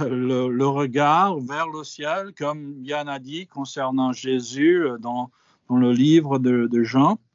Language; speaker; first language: French; non-native, fluent; English